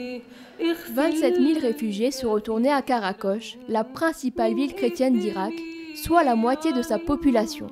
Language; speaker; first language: French; native; French